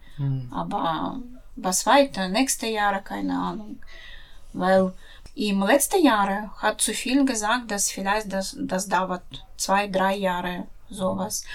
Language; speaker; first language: German; non-native, learner; Russian